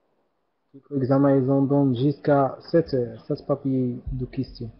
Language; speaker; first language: French; non-native, learner; Arabic